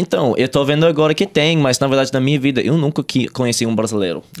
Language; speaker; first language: Portuguese; non-native, fluent; English